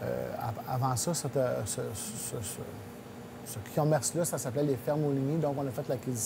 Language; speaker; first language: French; native; French